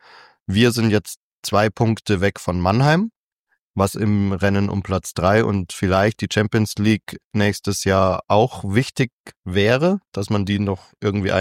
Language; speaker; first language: German; native; German